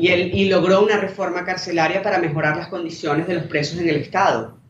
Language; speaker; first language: Spanish; non-native, learner; English